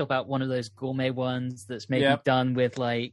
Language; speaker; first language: English; native; English